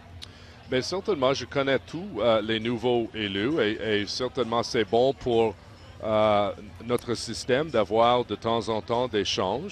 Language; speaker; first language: French; non-native, local second language; English